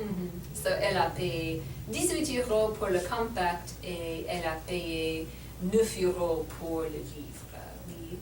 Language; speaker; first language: French; non-native, learner; English